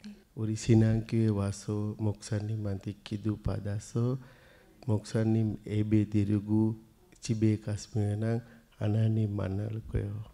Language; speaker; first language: Korean; non-native, learner; Sinhala